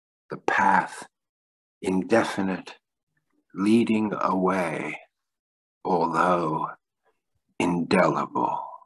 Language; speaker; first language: English; native; English